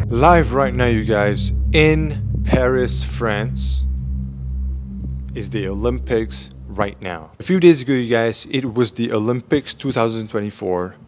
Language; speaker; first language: English; non-native, local second language; Malay